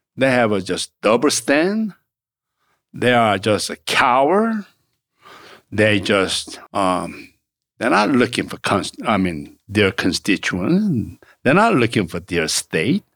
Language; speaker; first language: English; non-native, fluent; Korean